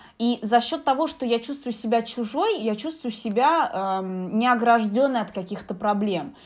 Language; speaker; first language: Russian; early bilingual, heritage; Russian